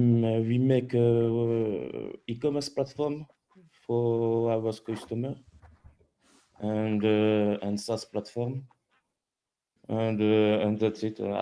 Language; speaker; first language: English; non-native, learner; French